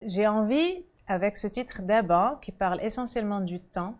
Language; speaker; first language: French; non-native, local second language; Arabic